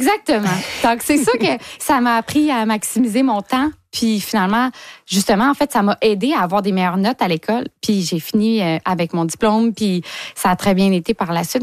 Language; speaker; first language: French; native; French